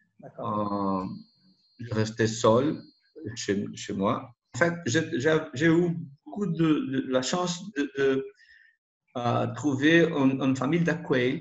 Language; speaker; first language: French; non-native, learner; Portuguese